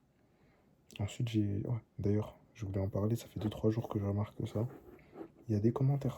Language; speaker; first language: French; native; French